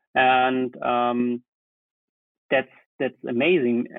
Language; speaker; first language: English; non-native, fluent; German